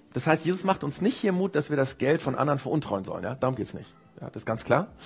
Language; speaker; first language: German; early bilingual, other home language; Japanese